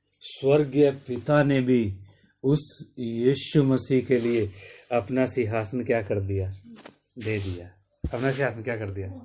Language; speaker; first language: Hindi; native; Hindi